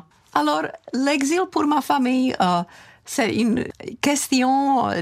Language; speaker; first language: French; non-native, fluent; Czech